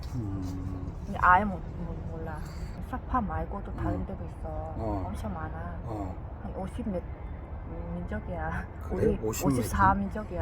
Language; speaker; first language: Korean; non-native, learner; Vietnamese